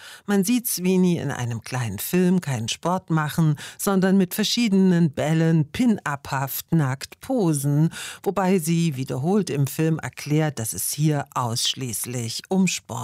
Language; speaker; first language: German; native; German